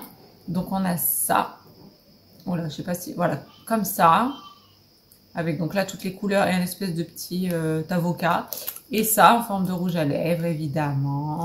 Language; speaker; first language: French; native; French